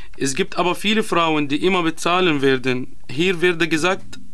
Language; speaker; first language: German; non-native, learner; Arabic